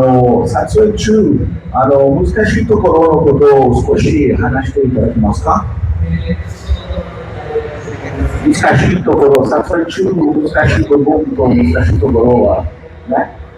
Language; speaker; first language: Japanese; non-native, fluent; Portuguese